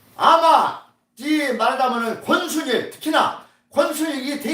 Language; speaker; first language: Korean; native; Korean